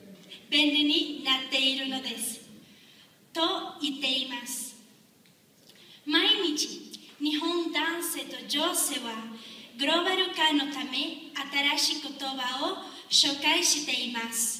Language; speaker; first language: Japanese; non-native, learner; Spanish